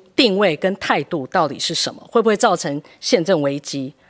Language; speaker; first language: Chinese; native; Chinese